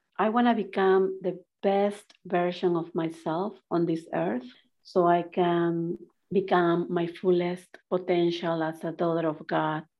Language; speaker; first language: English; non-native, fluent; Spanish